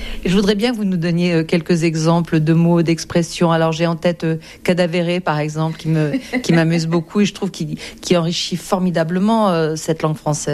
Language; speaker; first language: French; native; French